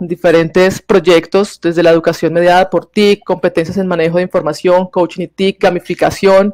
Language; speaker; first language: Spanish; native; Spanish